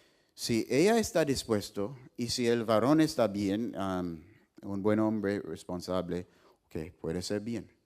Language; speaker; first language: Spanish; non-native, fluent; English